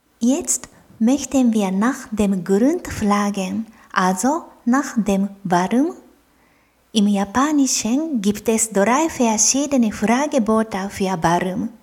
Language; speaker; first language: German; non-native, fluent; Japanese